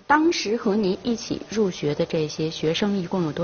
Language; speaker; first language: Chinese; native; Chinese